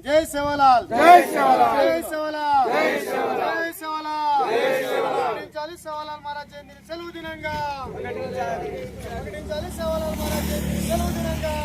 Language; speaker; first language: Telugu; non-native, local second language; Lambadi